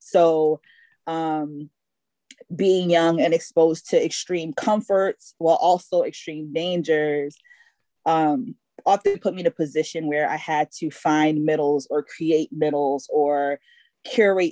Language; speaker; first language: English; native; English